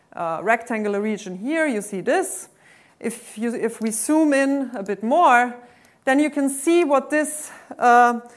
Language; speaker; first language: English; non-native, fluent; German